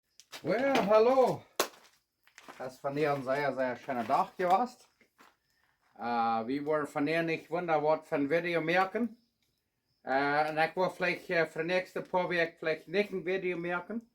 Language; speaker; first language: German; non-native, learner; Plautdietsch